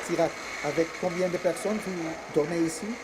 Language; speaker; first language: French; non-native, learner; Dutch